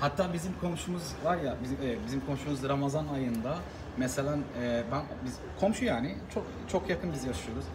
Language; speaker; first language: Turkish; non-native, learner; Arabic